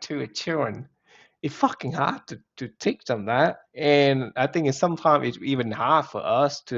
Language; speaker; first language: English; non-native, fluent; Vietnamese